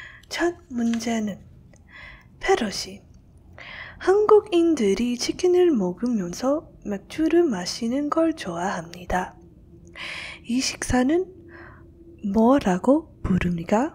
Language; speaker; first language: Korean; non-native, learner; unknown